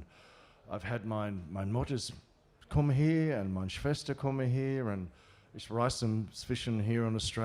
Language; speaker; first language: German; non-native, learner; English